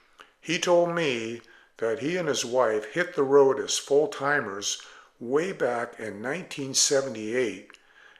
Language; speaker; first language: English; native; English